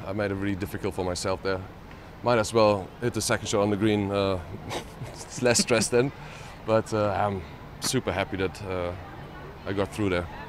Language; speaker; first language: English; non-native, fluent; German